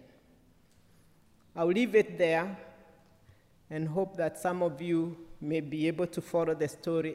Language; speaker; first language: English; non-native, local second language; Kikuyu